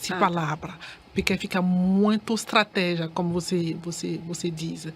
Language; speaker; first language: Portuguese; non-native, learner; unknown